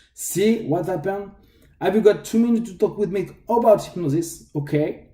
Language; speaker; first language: English; non-native, fluent; French